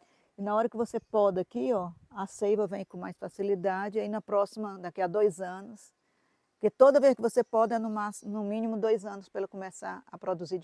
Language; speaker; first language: Portuguese; native; Portuguese